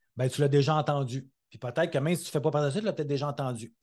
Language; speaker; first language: French; native; French